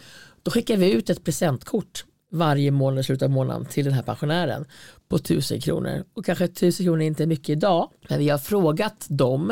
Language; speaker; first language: Swedish; native; Swedish